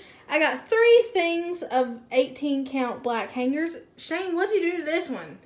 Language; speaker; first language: English; native; English